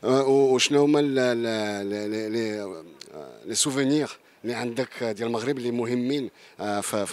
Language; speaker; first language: Arabic; native; Arabic